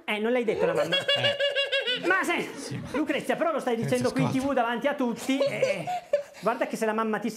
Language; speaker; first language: Italian; native; Italian